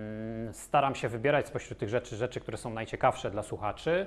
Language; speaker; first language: Polish; native; Polish